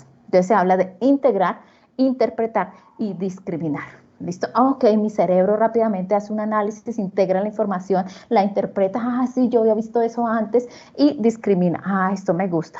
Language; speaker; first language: Spanish; native; Spanish